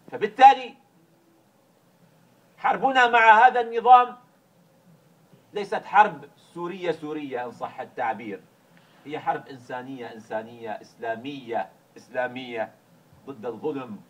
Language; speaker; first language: Arabic; native; Arabic